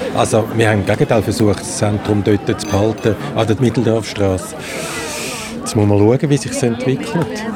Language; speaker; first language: German; non-native, fluent; Persian